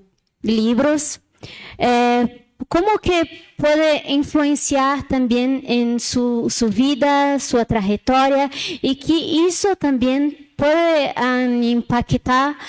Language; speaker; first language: Spanish; non-native, learner; Portuguese